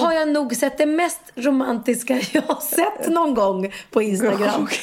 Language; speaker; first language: Swedish; native; Swedish